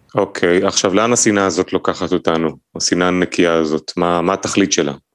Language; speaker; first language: Hebrew; native; Hebrew